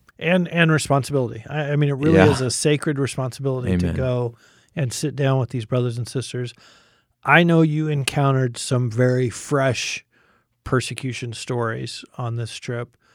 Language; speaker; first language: English; native; English